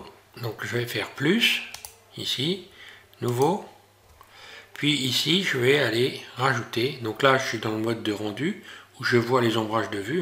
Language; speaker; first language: French; native; French